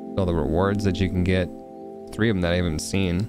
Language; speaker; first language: English; native; English